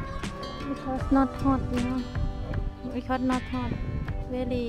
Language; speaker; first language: English; non-native, learner; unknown